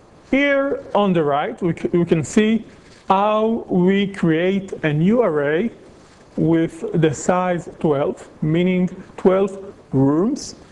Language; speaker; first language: English; non-native, fluent; Hebrew